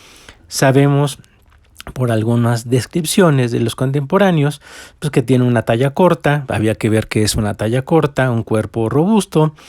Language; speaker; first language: Spanish; native; Spanish